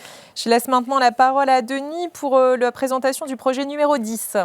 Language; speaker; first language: French; native; French